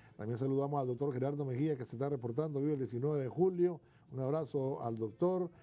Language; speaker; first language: Spanish; native; Spanish